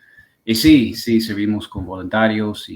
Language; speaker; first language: Spanish; non-native, fluent; English